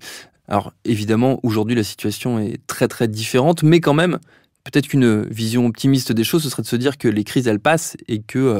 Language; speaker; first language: French; native; French